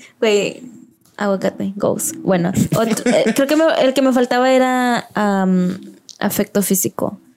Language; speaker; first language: Spanish; early bilingual, heritage; Spanish